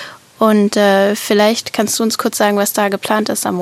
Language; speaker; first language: German; native; German